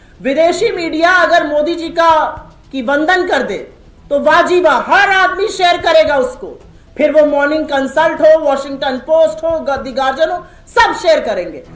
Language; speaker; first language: Hindi; native; Hindi